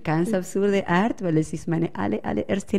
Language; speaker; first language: German; non-native, fluent; Spanish